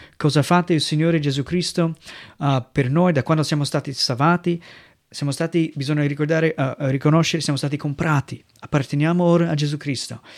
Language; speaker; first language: Italian; non-native, fluent; English